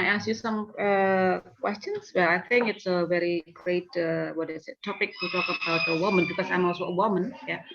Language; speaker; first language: English; non-native, fluent; Indonesian